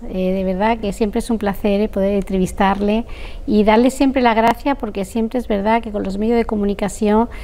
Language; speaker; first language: Spanish; native; Spanish